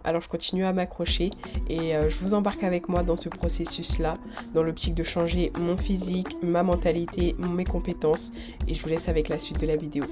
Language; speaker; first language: French; early bilingual, other home language; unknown